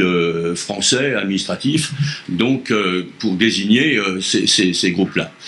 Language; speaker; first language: French; native; French